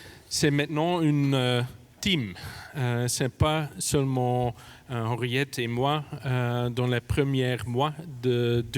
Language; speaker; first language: French; non-native, fluent; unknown